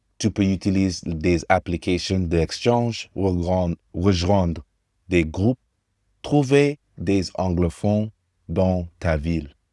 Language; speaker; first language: French; non-native, fluent; English